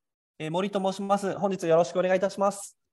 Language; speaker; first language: Japanese; native; Japanese